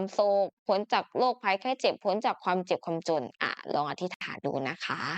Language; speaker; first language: Thai; native; Thai